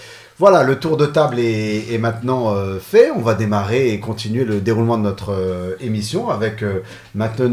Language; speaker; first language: French; native; French